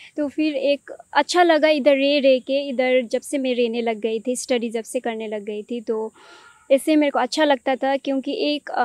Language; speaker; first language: Hindi; non-native, local second language; Nepali